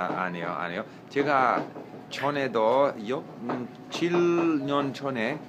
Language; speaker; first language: Korean; non-native, learner; English